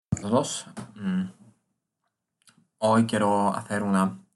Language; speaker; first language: Spanish; non-native, learner; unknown